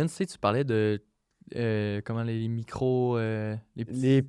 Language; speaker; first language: French; native; French